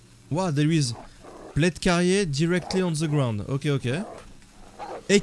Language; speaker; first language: English; non-native, learner; French